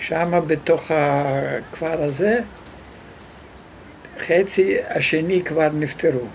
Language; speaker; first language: Hebrew; non-native, fluent; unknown